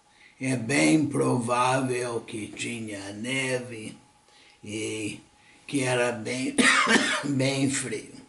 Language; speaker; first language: Portuguese; non-native, fluent; English